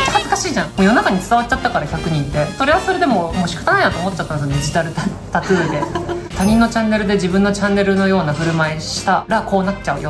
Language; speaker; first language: Japanese; native; Japanese